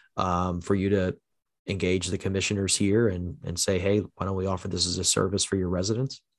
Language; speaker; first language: English; native; English